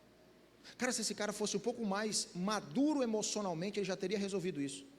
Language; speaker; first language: Portuguese; native; Portuguese